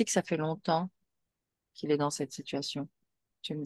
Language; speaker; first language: French; native; French